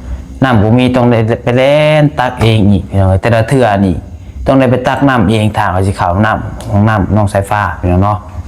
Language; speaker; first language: Thai; non-native, local second language; Lao